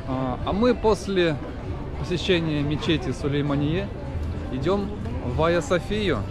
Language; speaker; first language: Russian; native; Russian